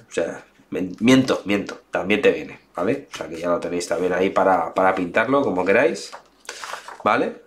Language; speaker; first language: Spanish; native; Spanish